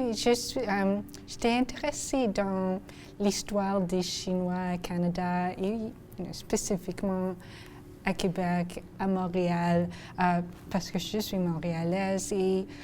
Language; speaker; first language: French; non-native, local second language; English